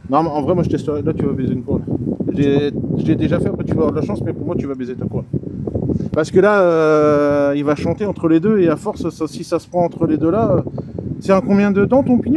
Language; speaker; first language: French; native; French